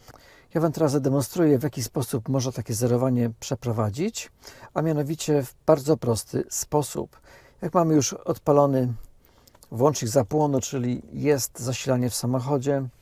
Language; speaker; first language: Polish; native; Polish